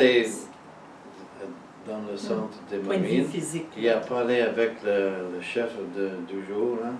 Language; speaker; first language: French; non-native, learner; English